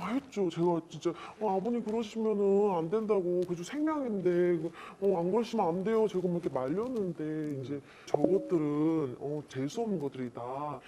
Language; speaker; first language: Korean; native; Korean